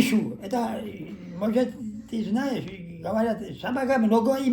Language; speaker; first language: Russian; non-native, learner; Georgian